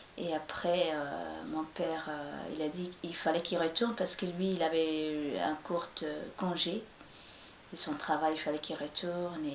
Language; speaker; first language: French; non-native, local second language; Somali